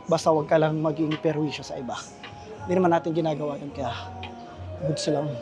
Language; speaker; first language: Filipino; native; Filipino